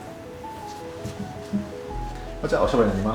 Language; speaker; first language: Japanese; native; Japanese